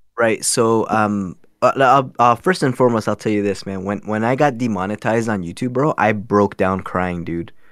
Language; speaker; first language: English; early bilingual, other home language; Spanish